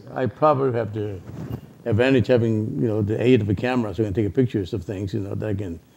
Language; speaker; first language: English; non-native, local second language; Cantonese